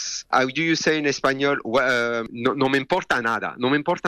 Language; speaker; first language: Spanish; non-native, learner; French